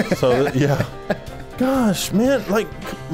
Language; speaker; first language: English; native; English